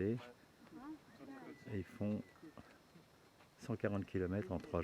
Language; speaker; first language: French; native; French